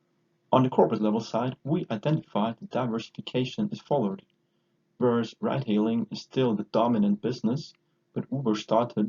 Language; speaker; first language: English; non-native, fluent; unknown